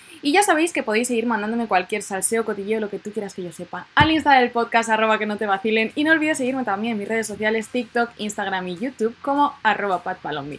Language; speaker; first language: Spanish; native; Spanish